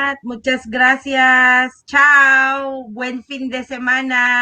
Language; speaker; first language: Spanish; non-native, fluent; Filipino